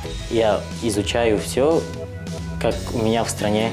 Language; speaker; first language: Russian; non-native, learner; Tajik